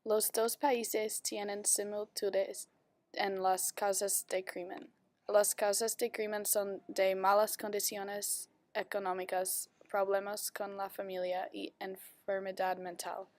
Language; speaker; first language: Spanish; non-native, learner; English